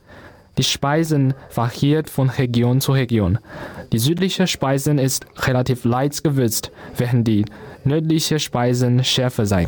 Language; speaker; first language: German; non-native, learner; Chinese